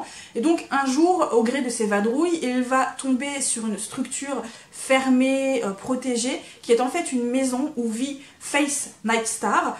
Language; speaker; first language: French; native; French